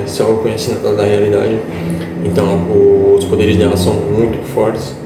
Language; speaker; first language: Portuguese; native; Portuguese